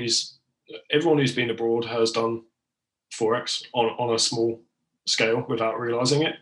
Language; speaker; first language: English; native; English